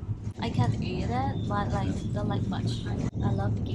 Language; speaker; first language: English; non-native, learner; Thai